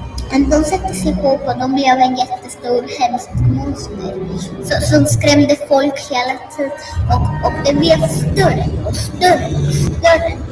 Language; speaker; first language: Swedish; non-native, learner; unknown